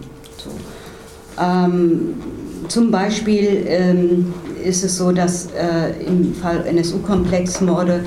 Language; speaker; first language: German; native; German